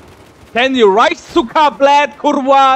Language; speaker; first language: English; non-native, learner; Turkish